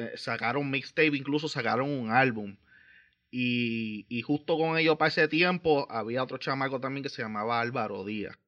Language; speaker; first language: Spanish; native; Spanish